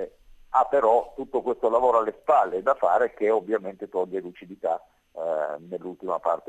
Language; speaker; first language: Italian; native; Italian